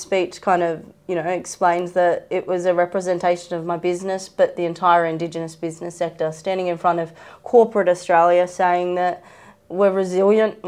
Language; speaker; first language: English; native; English